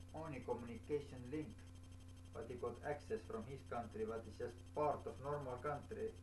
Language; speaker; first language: English; non-native, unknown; Estonian